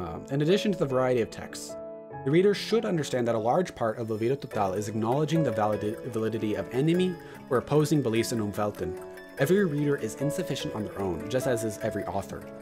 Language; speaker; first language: English; native; English